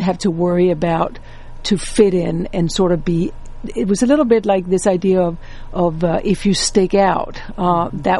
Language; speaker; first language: English; non-native, fluent; Danish